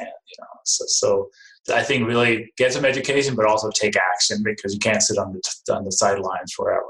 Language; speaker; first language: English; non-native, fluent; Danish